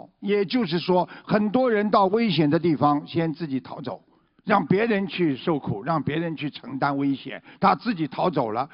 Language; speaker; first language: Chinese; native; Chinese